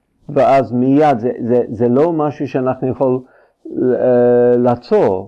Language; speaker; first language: Hebrew; non-native, fluent; English